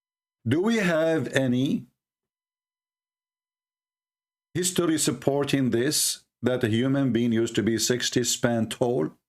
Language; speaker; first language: English; non-native, fluent; Arabic